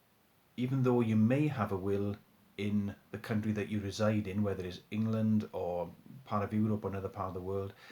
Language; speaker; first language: English; native; English